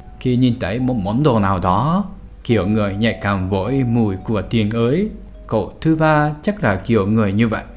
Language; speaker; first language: Vietnamese; non-native, fluent; Japanese